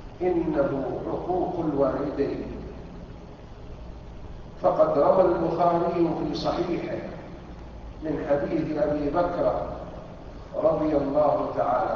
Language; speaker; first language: Arabic; native; Arabic